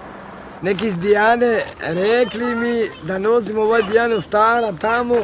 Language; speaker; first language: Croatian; non-native, local second language; Romany